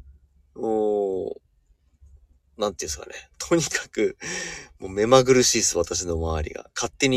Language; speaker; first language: Japanese; native; Japanese